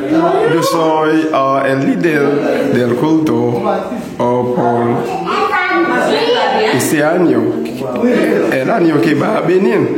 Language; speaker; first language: Spanish; non-native, learner; Haitian Creole